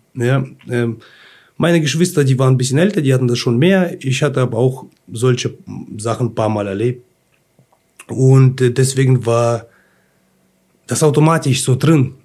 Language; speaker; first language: German; early bilingual, other home language; Russian